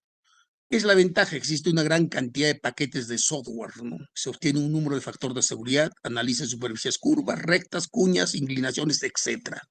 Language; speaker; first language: Spanish; native; Spanish